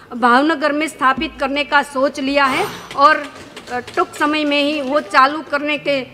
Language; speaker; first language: Hindi; non-native, local second language; Gujarati